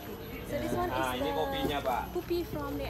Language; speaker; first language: English; non-native, learner; Indonesian